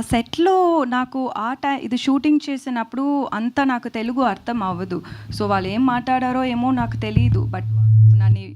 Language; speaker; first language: Telugu; non-native, learner; Tamil